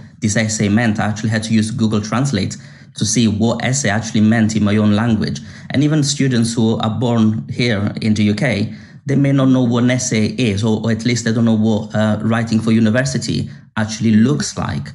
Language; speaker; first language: English; non-native, fluent; Italian